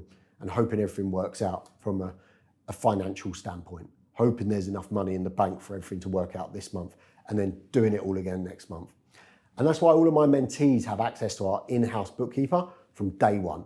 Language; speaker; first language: English; native; English